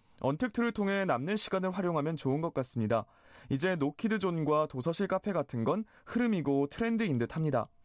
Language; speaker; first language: Korean; native; Korean